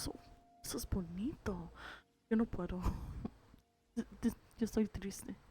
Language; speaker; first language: Spanish; early bilingual, heritage; English